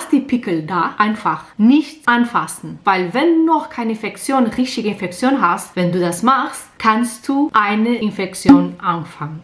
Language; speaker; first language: German; non-native, learner; Portuguese